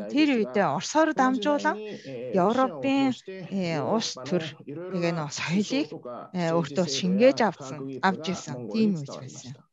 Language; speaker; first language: Mongolian; non-native, fluent; Japanese